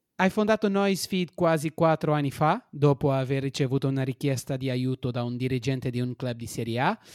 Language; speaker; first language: Italian; non-native, fluent; Portuguese